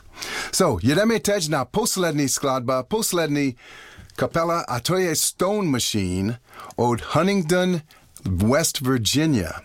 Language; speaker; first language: Czech; non-native, learner; English